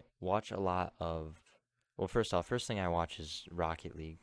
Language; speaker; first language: English; native; English